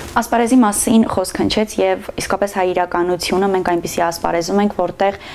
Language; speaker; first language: Armenian; native; Armenian